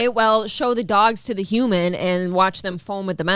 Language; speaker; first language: English; native; English